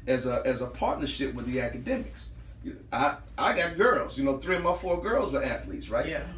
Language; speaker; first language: English; native; English